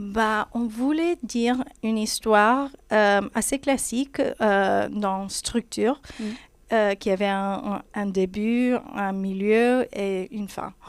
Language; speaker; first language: French; non-native, fluent; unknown